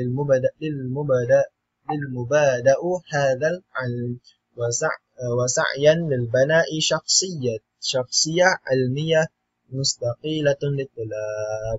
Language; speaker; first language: Arabic; non-native, learner; Malay